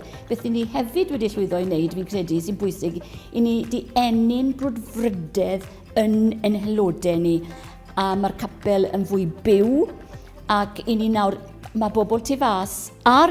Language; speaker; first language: Welsh; native; Welsh